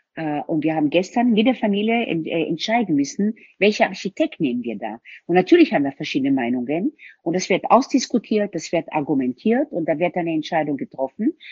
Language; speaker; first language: German; non-native, fluent; Hebrew